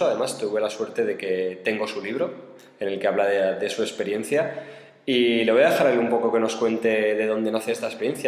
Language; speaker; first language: Spanish; native; Spanish